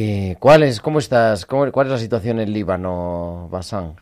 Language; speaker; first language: Spanish; native; Spanish